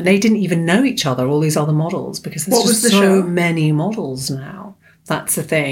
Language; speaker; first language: English; native; English